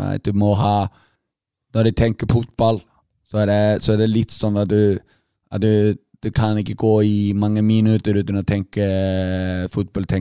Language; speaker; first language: Norwegian; non-native, fluent; Icelandic